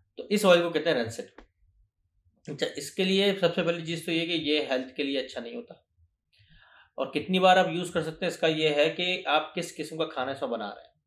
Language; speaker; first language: Urdu; native; Urdu